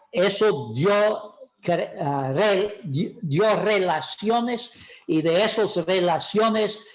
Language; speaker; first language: Spanish; non-native, fluent; English